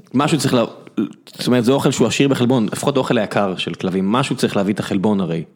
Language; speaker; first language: Hebrew; native; Hebrew